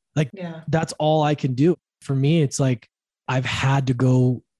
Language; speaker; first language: English; native; English